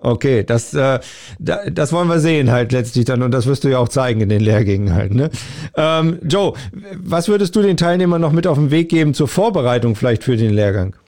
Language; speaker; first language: German; native; German